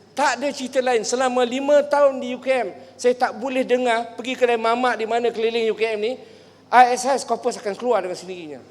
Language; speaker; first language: Malay; native; Malay